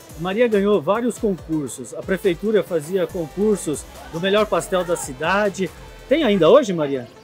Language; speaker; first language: Portuguese; native; Portuguese